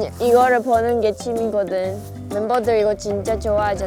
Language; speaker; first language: Korean; non-native, fluent; Japanese